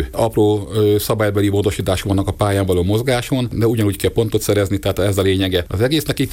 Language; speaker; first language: Hungarian; native; Hungarian